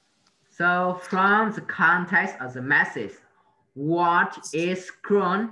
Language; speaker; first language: English; non-native, learner; Vietnamese